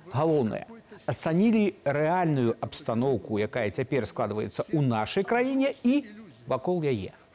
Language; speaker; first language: Belarusian; native; Belarusian